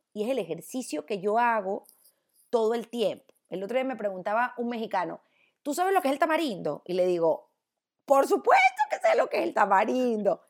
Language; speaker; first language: Spanish; native; Spanish